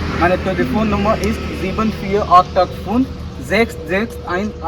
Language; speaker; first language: German; non-native, learner; Hindi